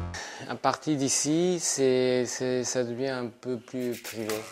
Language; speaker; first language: French; non-native, learner; Japanese